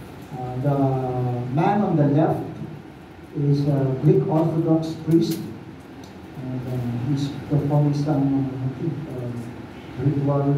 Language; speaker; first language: English; non-native, local second language; Filipino